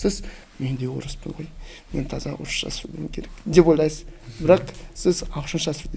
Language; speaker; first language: Kazakh; non-native, local second language; Russian